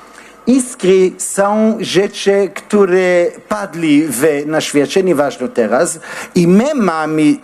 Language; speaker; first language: Polish; non-native, learner; Hebrew